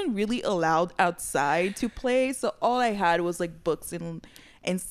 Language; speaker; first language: English; non-native, fluent; Haitian Creole